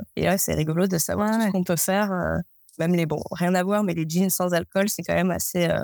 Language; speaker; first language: French; native; French